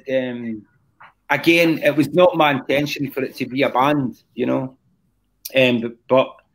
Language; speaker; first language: English; native; English